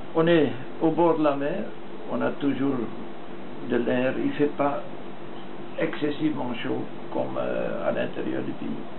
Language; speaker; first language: French; non-native, fluent; Dutch